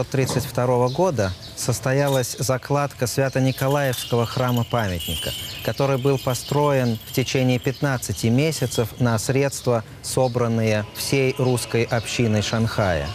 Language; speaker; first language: Russian; native; Russian